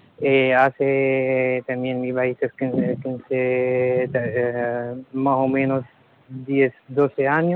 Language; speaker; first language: Spanish; non-native, learner; Arabic